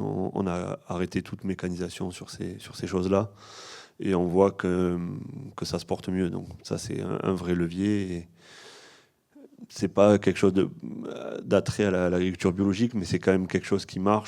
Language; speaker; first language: French; native; French